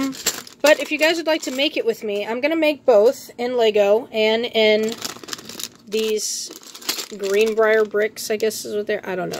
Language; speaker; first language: English; native; English